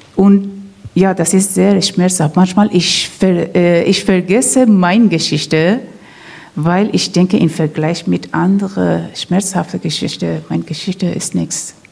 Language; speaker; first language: German; non-native, learner; Persian